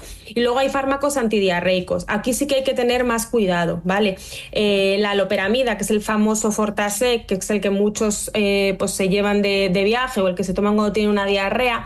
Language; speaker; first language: Spanish; native; Spanish